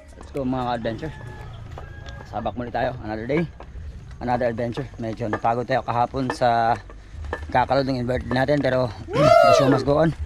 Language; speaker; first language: Filipino; non-native, local second language; Cebuano